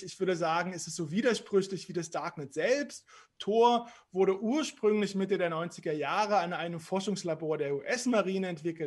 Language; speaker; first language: German; native; German